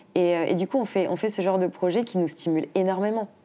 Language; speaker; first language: French; native; French